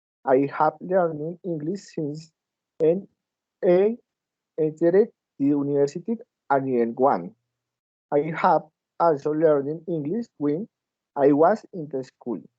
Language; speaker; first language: English; non-native, learner; Spanish